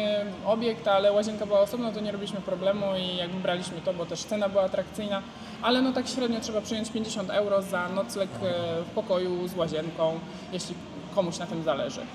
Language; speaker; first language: Polish; native; Polish